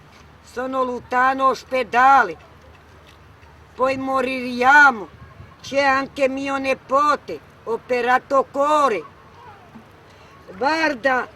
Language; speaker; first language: Italian; non-native, learner; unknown